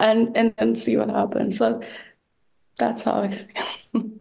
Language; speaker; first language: English; non-native, fluent; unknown